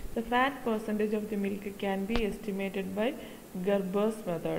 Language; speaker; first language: English; non-native, local second language; Malayalam